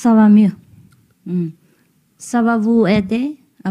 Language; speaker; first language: French; non-native, learner; Vietnamese